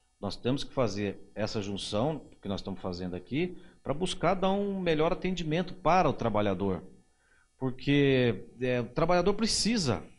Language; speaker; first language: Portuguese; native; Portuguese